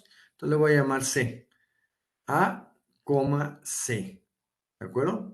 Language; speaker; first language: Spanish; native; Spanish